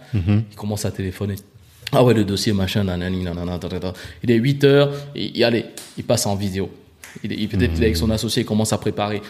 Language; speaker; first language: French; native; French